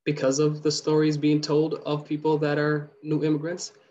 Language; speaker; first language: English; early bilingual, other home language; Somali